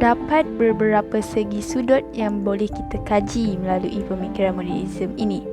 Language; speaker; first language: Malay; native; Malay